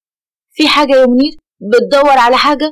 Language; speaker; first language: Arabic; native; Arabic